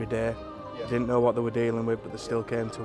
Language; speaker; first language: English; native; English